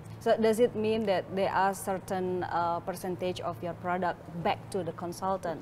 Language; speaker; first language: English; non-native, fluent; Indonesian